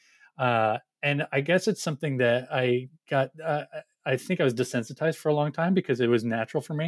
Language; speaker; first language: English; native; English